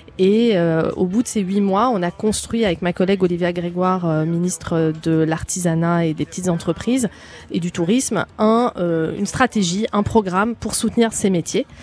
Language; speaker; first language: French; early bilingual, other home language; Arabic